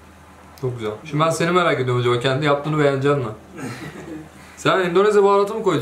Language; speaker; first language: Turkish; native; Turkish